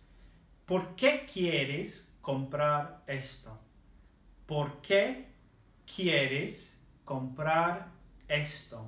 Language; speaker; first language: Spanish; non-native, fluent; English